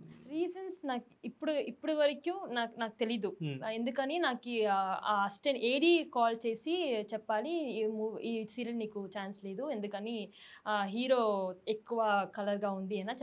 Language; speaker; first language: Telugu; non-native, learner; Tamil